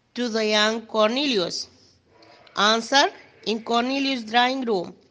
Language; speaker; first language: English; non-native, fluent; Arabic